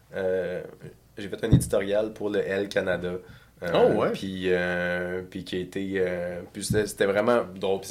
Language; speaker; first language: French; native; French